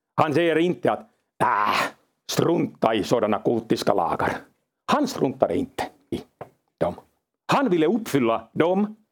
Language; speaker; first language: Swedish; non-native, local second language; Finnish